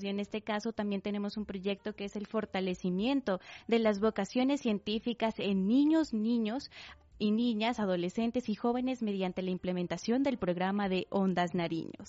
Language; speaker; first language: Spanish; native; Spanish